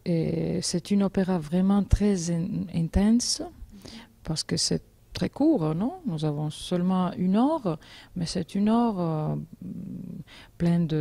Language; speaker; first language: French; non-native, learner; Georgian